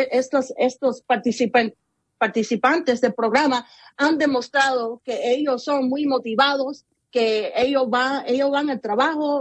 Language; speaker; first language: Spanish; early bilingual, heritage; Spanish